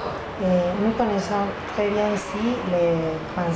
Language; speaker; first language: French; non-native, learner; Spanish